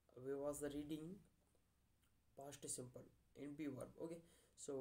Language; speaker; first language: English; non-native, learner; Hindi